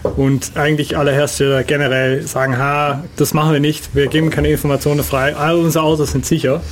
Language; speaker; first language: German; non-native, fluent; Dutch